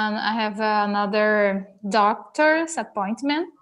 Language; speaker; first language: English; non-native, learner; Portuguese